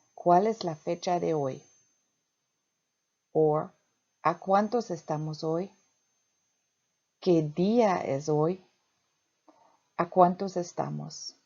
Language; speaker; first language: Spanish; non-native, fluent; English